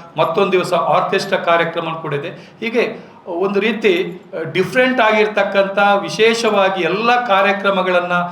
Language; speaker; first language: Kannada; native; Kannada